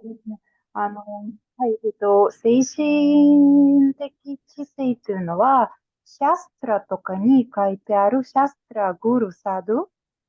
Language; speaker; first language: Japanese; non-native, fluent; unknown